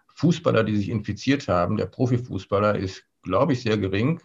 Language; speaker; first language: German; native; German